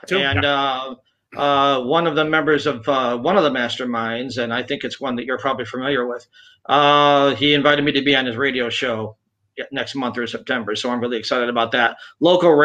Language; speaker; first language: English; native; English